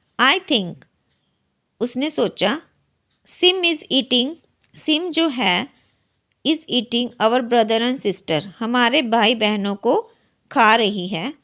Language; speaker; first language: Hindi; native; Hindi